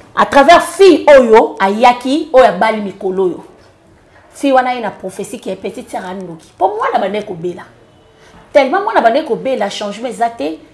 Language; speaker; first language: Lingala; native; Lingala